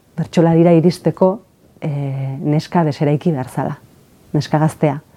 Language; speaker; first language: Basque; native; Basque